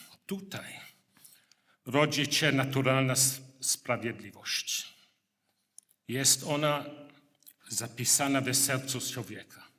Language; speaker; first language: Polish; non-native, learner; English